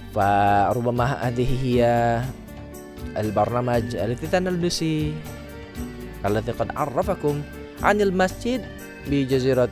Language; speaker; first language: Arabic; non-native, fluent; Indonesian